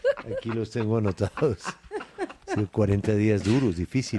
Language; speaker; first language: Spanish; native; Spanish